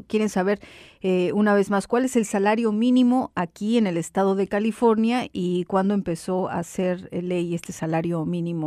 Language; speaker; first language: Spanish; native; Spanish